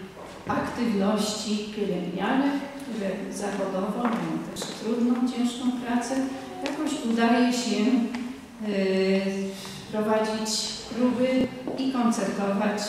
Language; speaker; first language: Polish; native; Polish